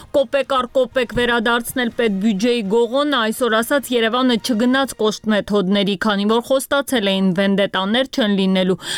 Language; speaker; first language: Armenian; native; Armenian